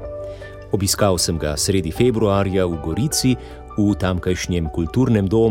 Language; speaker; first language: Slovenian; native; Slovenian